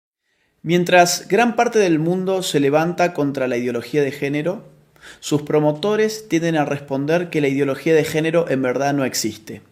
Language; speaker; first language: Spanish; native; Spanish